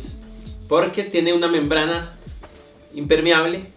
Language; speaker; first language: Spanish; native; Spanish